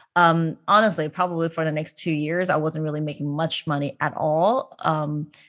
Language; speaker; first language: English; non-native, local second language; Cantonese